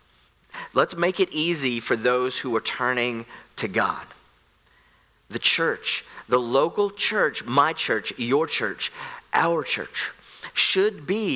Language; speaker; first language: English; native; English